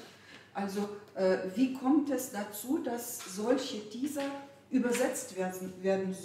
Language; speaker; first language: German; non-native, fluent; Ukrainian